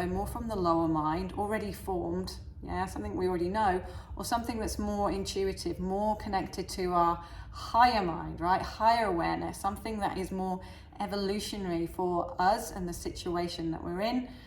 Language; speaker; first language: English; native; English